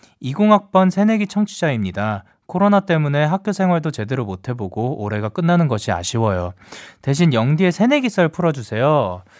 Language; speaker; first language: Korean; native; Korean